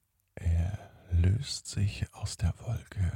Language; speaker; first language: German; native; German